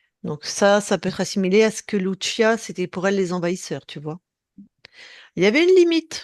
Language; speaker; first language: French; native; French